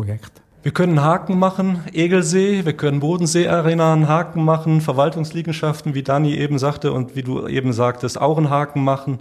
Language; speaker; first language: German; native; German